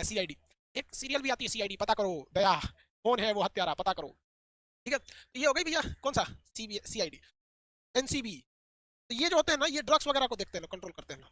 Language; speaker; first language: Hindi; native; Hindi